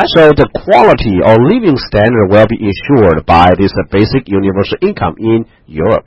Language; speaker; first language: English; non-native, fluent; Chinese